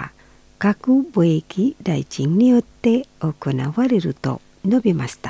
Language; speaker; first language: Japanese; non-native, fluent; Indonesian